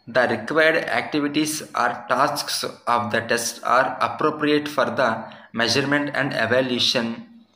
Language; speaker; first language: English; non-native, local second language; Telugu